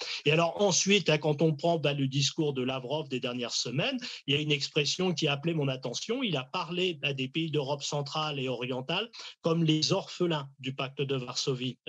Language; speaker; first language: French; native; French